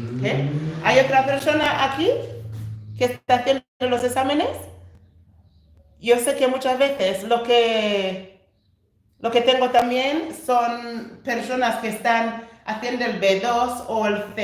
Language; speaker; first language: Spanish; non-native, fluent; English